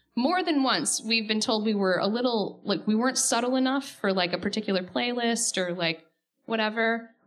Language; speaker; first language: English; native; English